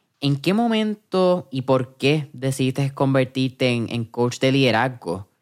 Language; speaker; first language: Spanish; native; Spanish